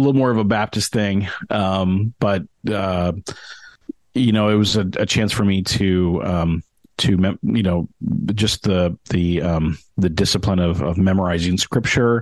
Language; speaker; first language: English; native; English